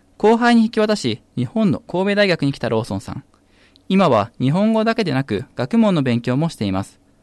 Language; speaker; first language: Japanese; native; Japanese